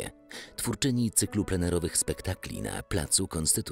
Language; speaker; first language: Polish; native; Polish